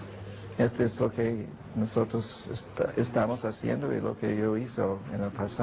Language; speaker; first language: Spanish; non-native, fluent; English